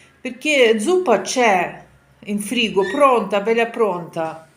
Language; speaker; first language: Italian; non-native, learner; Ukrainian